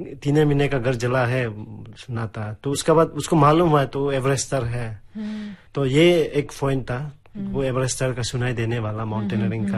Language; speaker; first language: Hindi; non-native, local second language; Adi